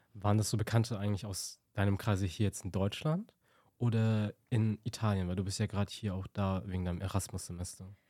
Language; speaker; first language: German; native; German